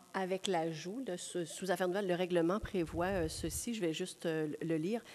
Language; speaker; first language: French; native; French